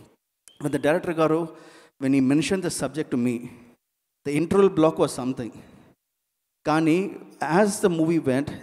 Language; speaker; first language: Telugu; non-native, learner; Tamil